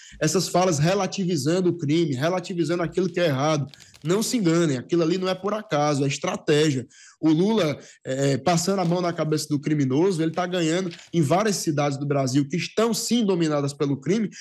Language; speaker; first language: Portuguese; native; Portuguese